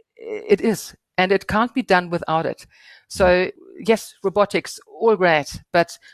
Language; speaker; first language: English; non-native, fluent; German